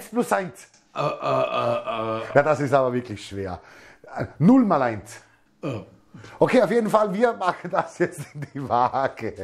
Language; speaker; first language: German; native; German